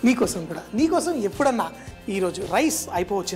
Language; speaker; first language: Telugu; native; Telugu